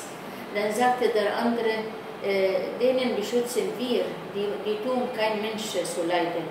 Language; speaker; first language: German; non-native, fluent; Arabic